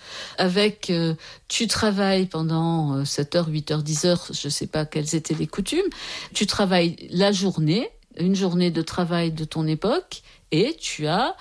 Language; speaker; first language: French; native; French